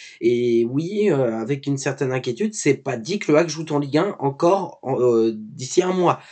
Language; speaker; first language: French; native; French